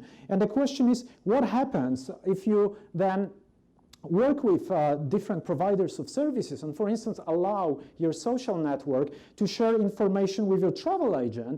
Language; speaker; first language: English; non-native, fluent; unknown